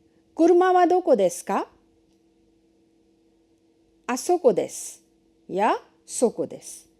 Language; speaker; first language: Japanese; non-native, fluent; Hindi